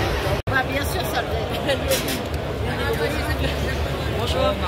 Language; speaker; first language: French; non-native, fluent; Vietnamese